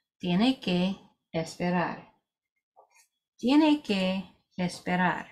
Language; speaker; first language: Spanish; non-native, learner; English